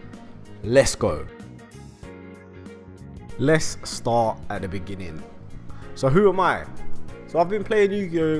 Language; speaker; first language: English; native; English